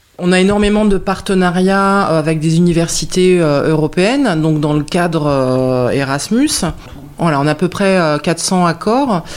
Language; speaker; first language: French; native; French